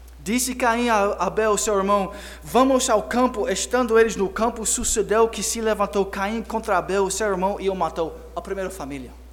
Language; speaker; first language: Portuguese; non-native, fluent; English